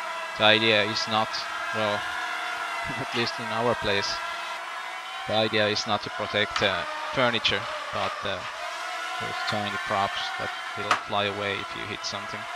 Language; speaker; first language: English; non-native, fluent; Finnish